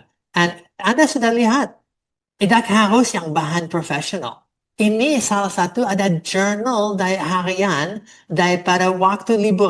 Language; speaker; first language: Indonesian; non-native, fluent; English